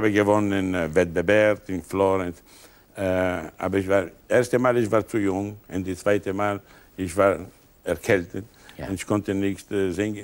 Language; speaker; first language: German; non-native, learner; Italian